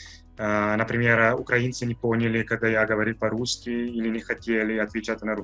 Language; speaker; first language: Russian; non-native, fluent; Italian